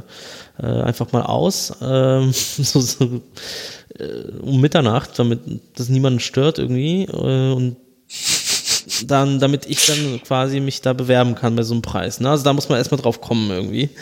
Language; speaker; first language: German; native; German